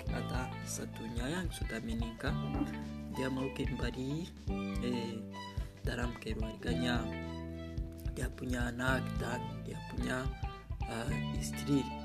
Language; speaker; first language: Indonesian; non-native, learner; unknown